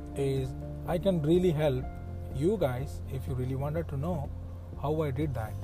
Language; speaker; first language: English; non-native, local second language; Malayalam